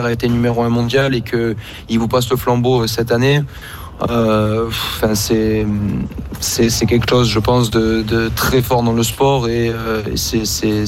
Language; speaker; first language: French; native; French